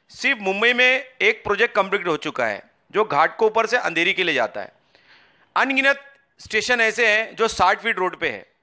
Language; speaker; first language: Hindi; non-native, local second language; Urdu